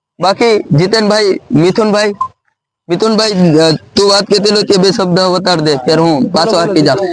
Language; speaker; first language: Gujarati; non-native, local second language; Bhili